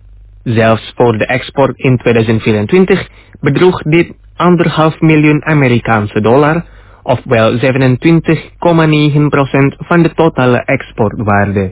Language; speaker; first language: Dutch; non-native, fluent; Indonesian